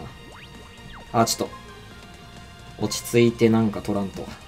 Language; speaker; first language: Japanese; native; Japanese